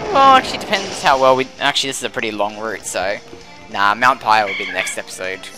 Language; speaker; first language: English; native; English